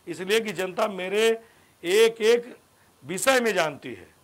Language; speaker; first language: Hindi; native; Hindi